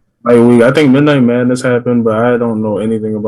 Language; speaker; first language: English; native; English